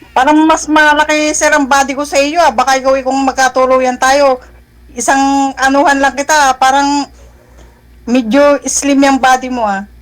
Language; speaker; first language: Filipino; native; Filipino